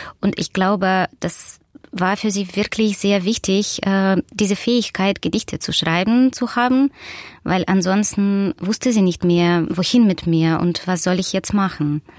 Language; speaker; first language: German; non-native, fluent; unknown